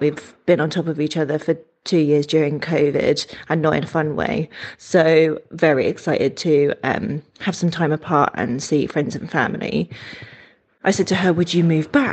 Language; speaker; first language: English; native; English